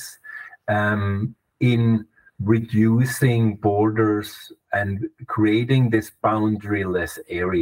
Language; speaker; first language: English; non-native, fluent; German